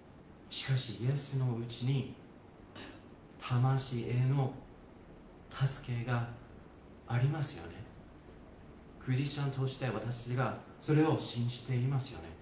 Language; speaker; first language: Japanese; non-native, fluent; English